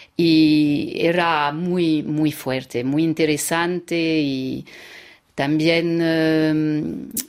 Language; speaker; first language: Spanish; non-native, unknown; French